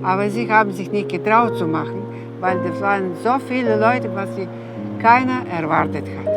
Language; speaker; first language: German; non-native, fluent; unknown